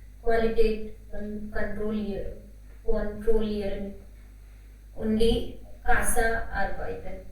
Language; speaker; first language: German; non-native, learner; Hindi